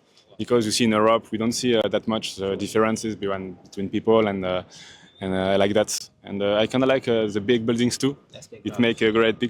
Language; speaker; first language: English; non-native, learner; French